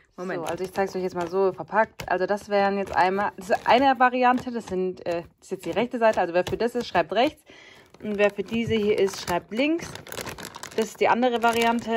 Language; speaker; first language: German; early bilingual, other home language; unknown